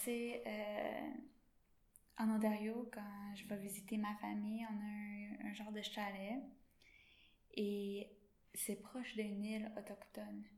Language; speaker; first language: French; non-native, local second language; English